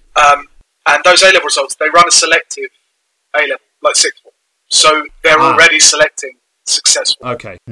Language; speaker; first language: English; native; English